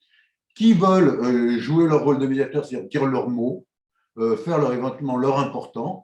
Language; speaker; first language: French; native; French